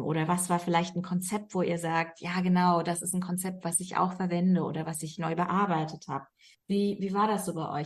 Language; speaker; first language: German; native; German